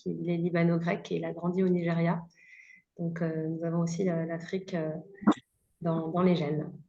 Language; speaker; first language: French; native; French